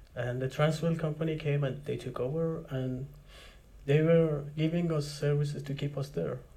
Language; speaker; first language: English; non-native, fluent; Persian